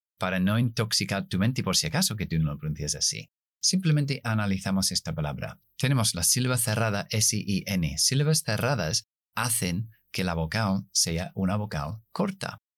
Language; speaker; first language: Spanish; non-native, fluent; English